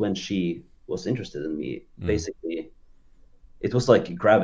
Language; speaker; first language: English; non-native, fluent; Norwegian